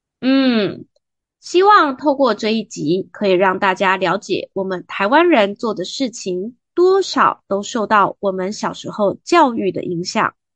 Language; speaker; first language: Chinese; native; Chinese